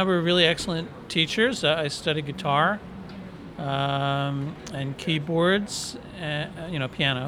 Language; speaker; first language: English; native; English